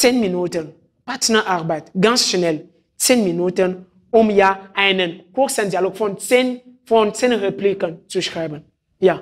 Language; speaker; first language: German; non-native, fluent; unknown